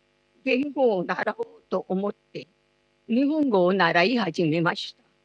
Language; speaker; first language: Japanese; non-native, fluent; Marathi